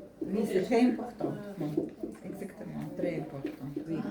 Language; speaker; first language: French; non-native, learner; Russian